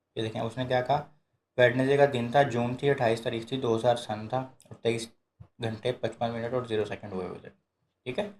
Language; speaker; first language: Urdu; native; Urdu